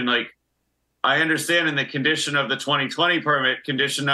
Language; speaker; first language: English; native; English